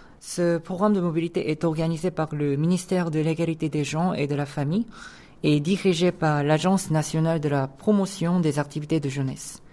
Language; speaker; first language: French; non-native, fluent; Korean